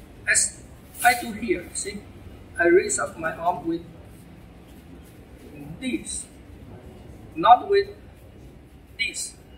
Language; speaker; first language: English; non-native, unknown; Chinese